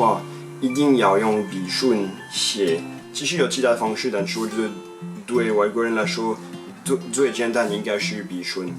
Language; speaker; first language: Chinese; non-native, fluent; French